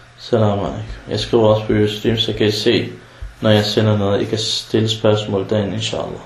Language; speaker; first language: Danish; early bilingual, other home language; Arabic